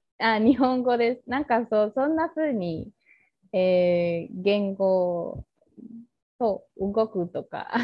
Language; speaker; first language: Japanese; non-native, learner; Spanish